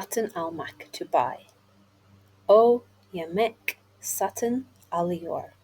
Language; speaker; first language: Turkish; non-native, learner; English